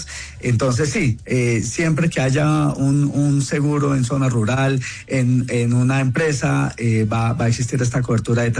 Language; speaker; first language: Spanish; native; Spanish